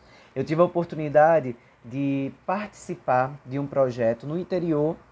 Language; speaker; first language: Portuguese; native; Portuguese